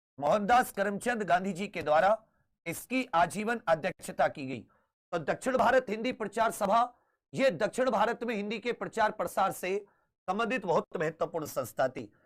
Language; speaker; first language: Hindi; native; Hindi